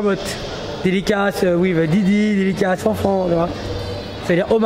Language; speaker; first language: French; native; French